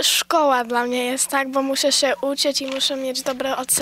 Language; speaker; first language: Polish; early bilingual, heritage; Polish